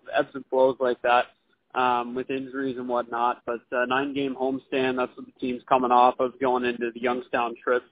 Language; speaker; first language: English; native; English